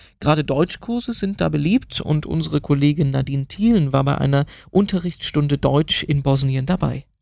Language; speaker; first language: German; native; German